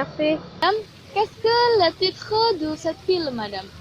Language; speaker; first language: French; non-native, learner; Indonesian